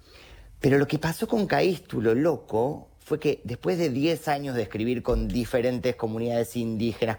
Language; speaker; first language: Spanish; native; Spanish